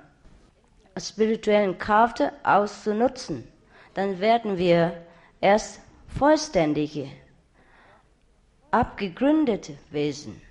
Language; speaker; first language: German; non-native, learner; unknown